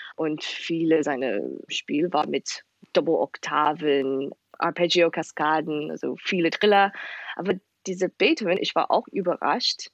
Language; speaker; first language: German; non-native, fluent; English